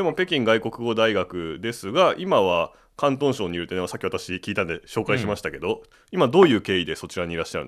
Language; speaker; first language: Japanese; native; Japanese